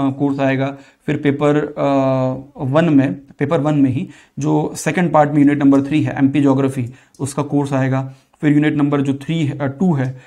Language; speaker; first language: Hindi; native; Hindi